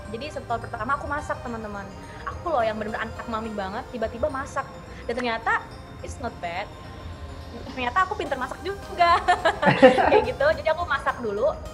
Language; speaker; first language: Indonesian; native; Indonesian